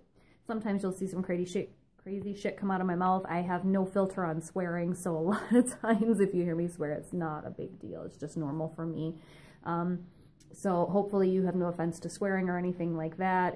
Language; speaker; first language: English; native; English